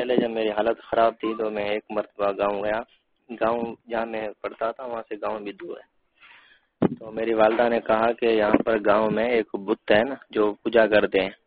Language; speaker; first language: Urdu; non-native, local second language; Sindhi